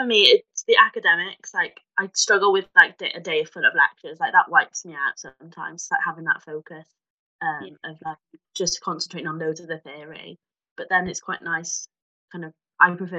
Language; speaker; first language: English; native; English